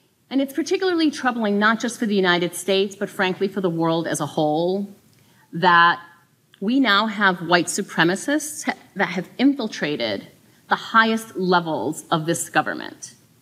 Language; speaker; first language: English; early bilingual, other home language; Spanish